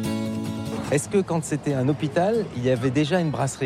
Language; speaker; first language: French; native; French